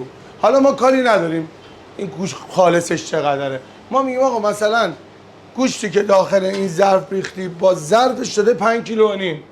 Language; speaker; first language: Persian; native; Persian